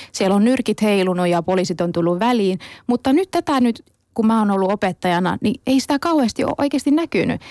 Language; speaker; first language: Finnish; early bilingual, other home language; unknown